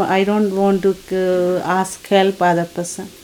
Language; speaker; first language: English; non-native, learner; Tamil